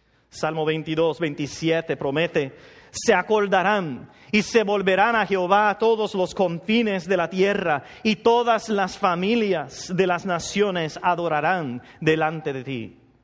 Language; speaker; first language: Spanish; non-native, fluent; English